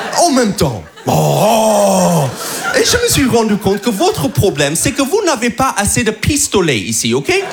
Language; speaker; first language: French; non-native, fluent; English